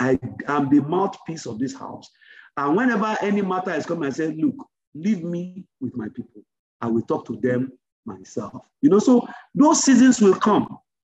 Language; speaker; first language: English; non-native, local second language; Yoruba